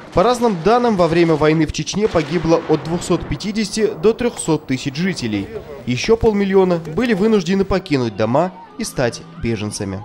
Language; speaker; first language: Russian; non-native, fluent; Georgian